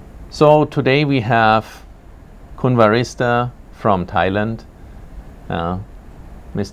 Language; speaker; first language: English; non-native, fluent; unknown